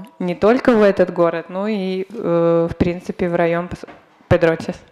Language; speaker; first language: Russian; native; Russian